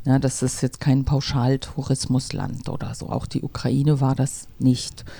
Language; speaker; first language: German; native; German